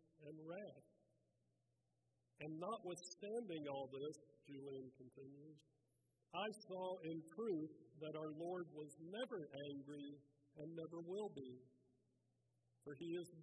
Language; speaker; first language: English; native; English